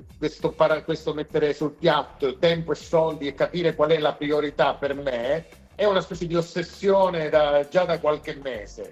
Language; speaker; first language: Italian; native; Italian